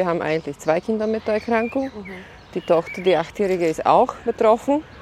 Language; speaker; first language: German; non-native, fluent; Slovak